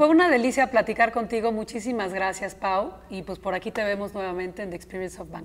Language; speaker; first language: Spanish; native; Spanish